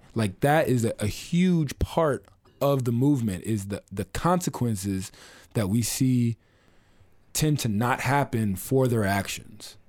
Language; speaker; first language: English; native; English